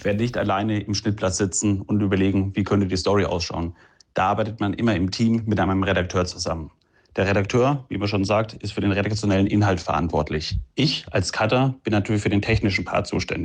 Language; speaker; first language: German; native; German